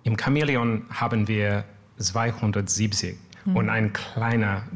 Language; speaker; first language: German; non-native, learner; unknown